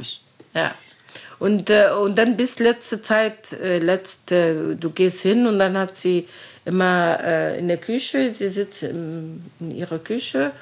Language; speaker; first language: German; non-native, learner; Arabic